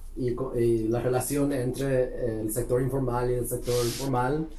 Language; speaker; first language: Spanish; early bilingual, heritage; Spanish